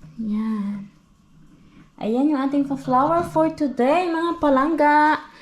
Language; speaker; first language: Filipino; non-native, local second language; Hiligaynon